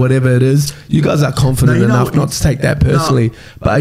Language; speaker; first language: English; native; English